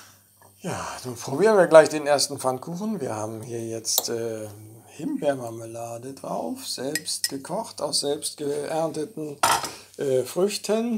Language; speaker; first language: German; native; German